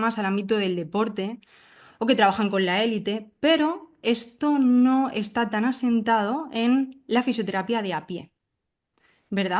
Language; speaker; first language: Spanish; native; Spanish